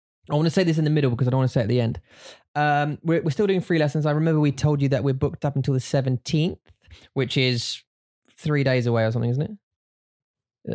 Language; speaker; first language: English; native; English